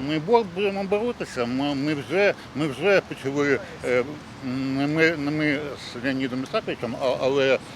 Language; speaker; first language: Ukrainian; non-native, local second language; Russian